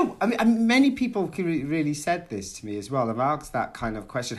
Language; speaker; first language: English; native; English